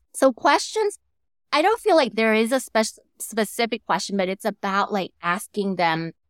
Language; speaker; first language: English; non-native, fluent; Thai